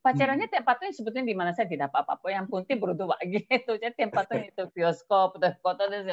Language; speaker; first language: Indonesian; non-native, fluent; Japanese